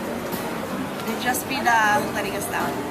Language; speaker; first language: English; non-native, fluent; Hebrew